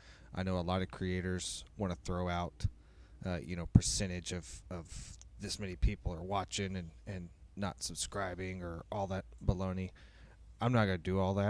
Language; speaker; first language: English; native; English